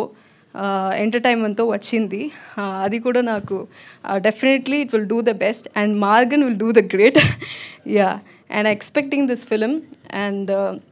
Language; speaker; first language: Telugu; non-native, learner; Tamil